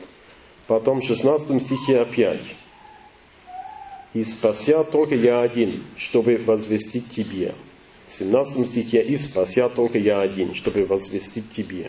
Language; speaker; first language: Russian; non-native, learner; English